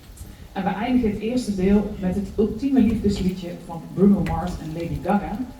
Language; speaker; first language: Dutch; native; Dutch